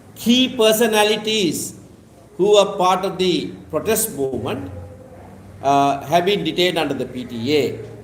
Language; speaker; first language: English; non-native, local second language; Tamil